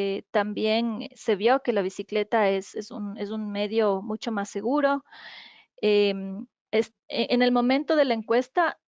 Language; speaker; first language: Spanish; native; Spanish